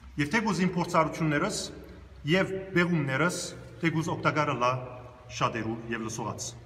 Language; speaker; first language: Armenian; early bilingual, heritage; Armenian